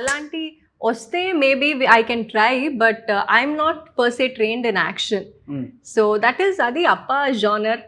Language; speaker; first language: Telugu; non-native, local second language; Tamil